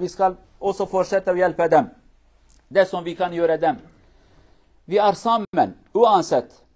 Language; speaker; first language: Swedish; non-native, learner; Kurdish